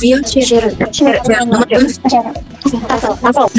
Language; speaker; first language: German; non-native, learner; Indonesian